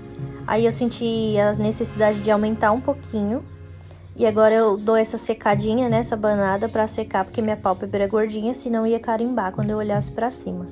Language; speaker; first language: Portuguese; native; Portuguese